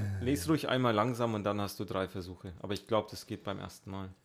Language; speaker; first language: German; native; German